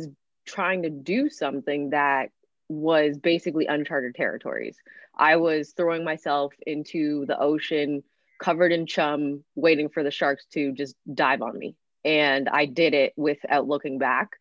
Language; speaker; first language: English; native; English